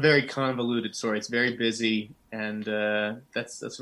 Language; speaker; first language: English; native; English